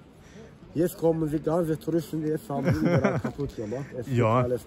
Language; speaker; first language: German; non-native, learner; Turkish